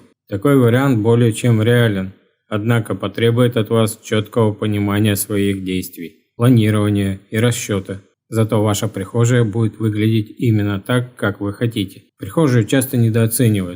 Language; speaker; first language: Russian; native; Russian